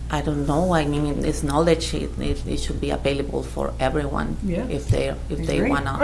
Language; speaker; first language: English; non-native, fluent; Spanish